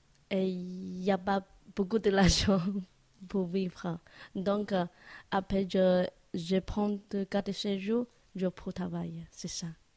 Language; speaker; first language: French; non-native, learner; Chinese